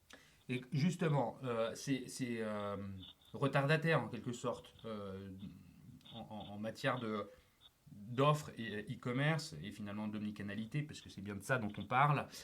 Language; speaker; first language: French; native; French